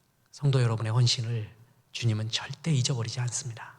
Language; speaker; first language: Korean; native; Korean